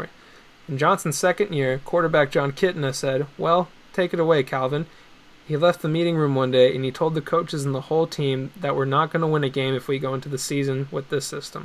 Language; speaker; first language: English; native; English